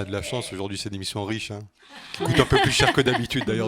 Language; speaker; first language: French; native; French